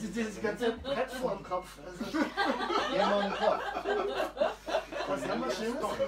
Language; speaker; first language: German; native; German